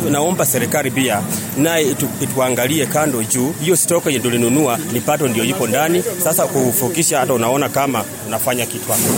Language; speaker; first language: Swahili; non-native, local second language; Luyia